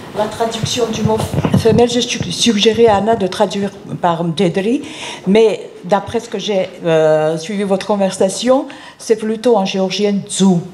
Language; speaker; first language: French; non-native, fluent; Georgian